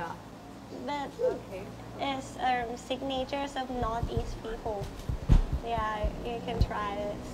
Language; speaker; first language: English; non-native, learner; Thai